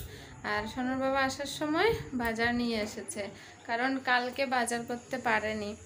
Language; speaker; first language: Bangla; native; Bangla